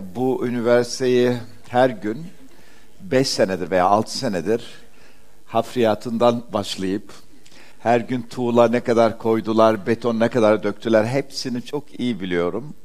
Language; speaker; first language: Turkish; early bilingual, heritage; Turkish